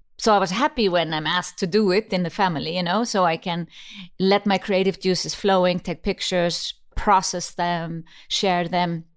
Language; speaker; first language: English; non-native, fluent; Icelandic